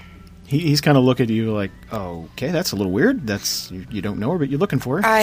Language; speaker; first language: English; native; English